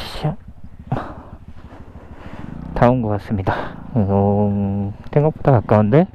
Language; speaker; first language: Korean; native; Korean